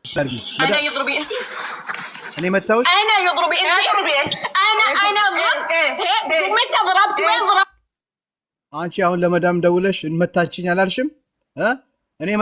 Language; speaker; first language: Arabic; non-native, learner; Amharic